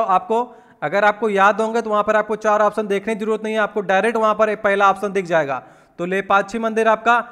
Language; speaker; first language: Hindi; native; Hindi